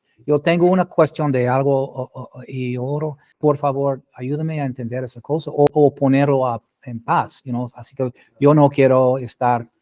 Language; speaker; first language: Spanish; non-native, fluent; English